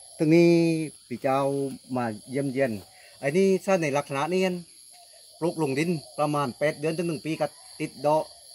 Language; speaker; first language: Thai; native; Thai